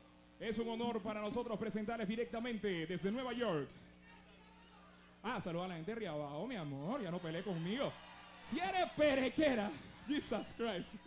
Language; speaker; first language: Spanish; native; Spanish